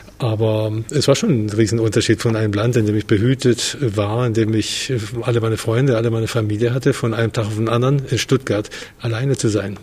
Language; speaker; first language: German; non-native, fluent; Spanish